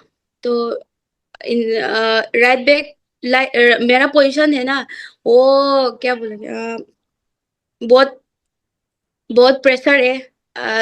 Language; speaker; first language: Hindi; non-native, local second language; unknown